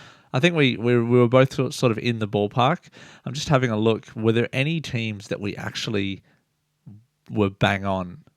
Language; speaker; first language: English; native; English